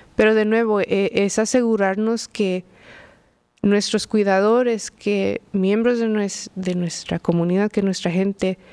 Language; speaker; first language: Spanish; early bilingual, heritage; Spanish